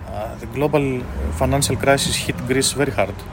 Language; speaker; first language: English; non-native, fluent; Greek